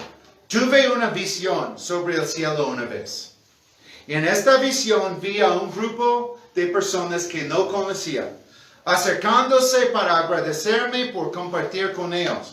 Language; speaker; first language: Spanish; non-native, fluent; English